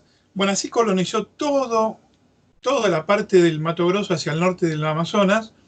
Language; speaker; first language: Spanish; native; Spanish